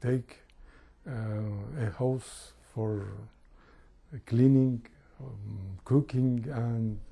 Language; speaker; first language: English; non-native, learner; Persian